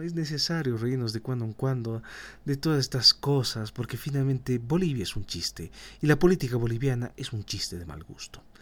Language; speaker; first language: Spanish; native; Spanish